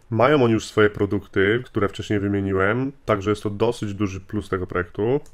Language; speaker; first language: Polish; native; Polish